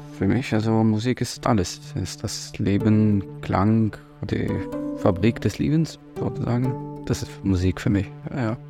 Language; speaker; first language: German; non-native, learner; Arabic